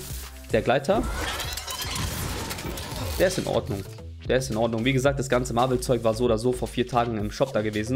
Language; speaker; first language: German; native; German